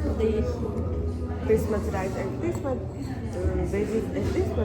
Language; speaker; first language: English; non-native, learner; Tibetan